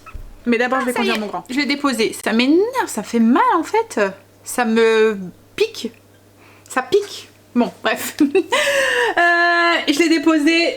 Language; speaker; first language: French; native; French